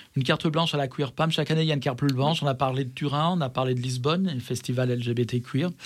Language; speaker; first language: French; native; French